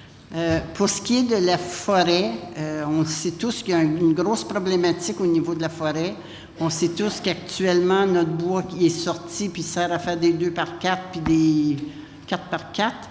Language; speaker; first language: French; native; French